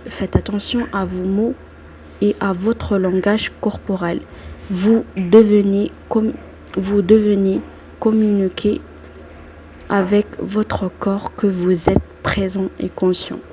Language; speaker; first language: French; non-native, local second language; Arabic